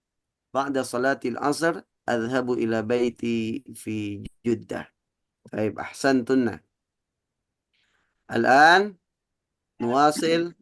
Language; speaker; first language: Arabic; non-native, fluent; Indonesian